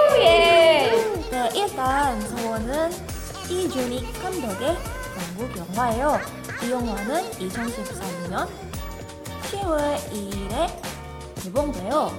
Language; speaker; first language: Korean; non-native, learner; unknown